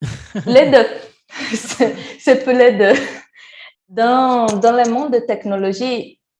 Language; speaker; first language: French; non-native, learner; Portuguese